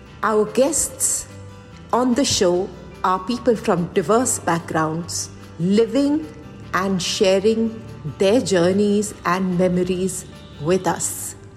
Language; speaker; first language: English; non-native, local second language; Hindi